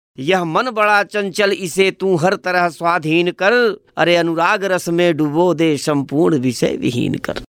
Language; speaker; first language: Hindi; native; Hindi